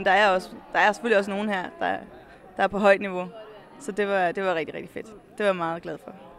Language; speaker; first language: Danish; native; Danish